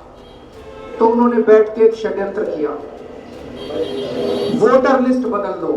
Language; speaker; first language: Hindi; native; Hindi